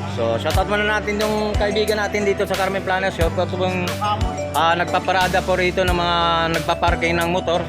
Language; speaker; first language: Filipino; native; Filipino